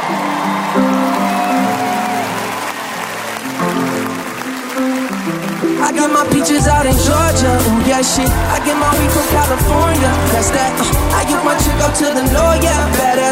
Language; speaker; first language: English; native; English